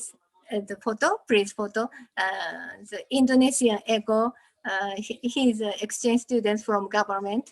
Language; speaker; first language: English; non-native, learner; Japanese